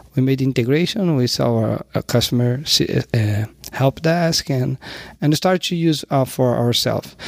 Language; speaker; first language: English; non-native, learner; Portuguese